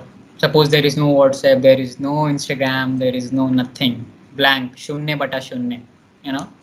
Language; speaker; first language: English; non-native, local second language; Hindi